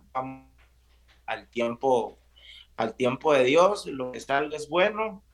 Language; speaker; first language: Spanish; native; Spanish